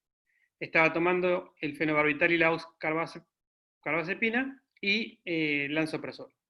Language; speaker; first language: Spanish; native; Spanish